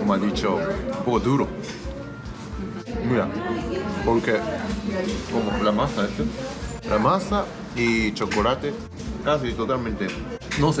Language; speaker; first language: Spanish; non-native, learner; Japanese